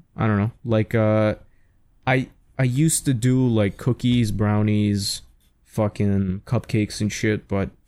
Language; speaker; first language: English; native; English